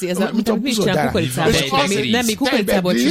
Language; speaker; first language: Hungarian; native; Hungarian